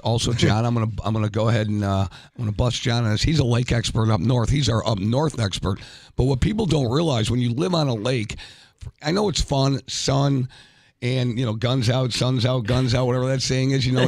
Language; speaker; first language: English; native; English